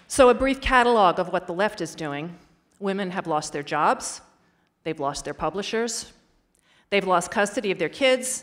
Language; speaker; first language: English; native; English